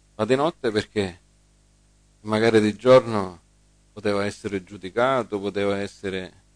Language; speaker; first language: Italian; early bilingual, heritage; English